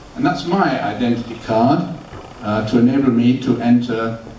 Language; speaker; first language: English; early bilingual, other home language; German